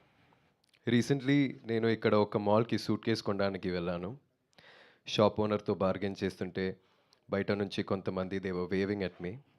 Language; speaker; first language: Telugu; non-native, learner; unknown